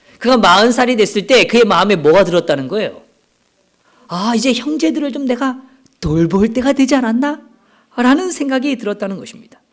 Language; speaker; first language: Korean; native; Korean